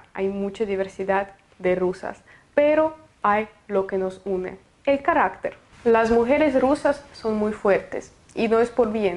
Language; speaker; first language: Spanish; non-native, fluent; Russian